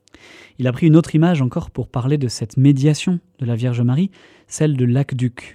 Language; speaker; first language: French; native; French